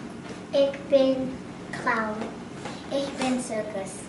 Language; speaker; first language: German; non-native, learner; English